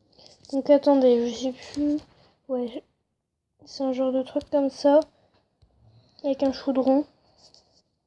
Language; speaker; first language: French; native; French